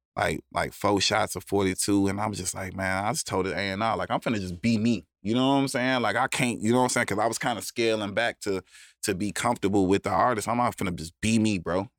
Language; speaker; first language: English; native; English